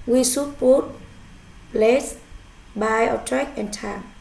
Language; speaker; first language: English; non-native, fluent; Vietnamese